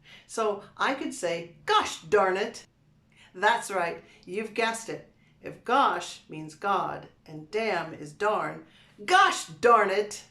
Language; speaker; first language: English; native; English